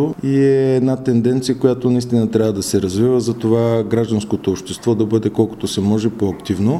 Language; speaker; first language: Bulgarian; native; Bulgarian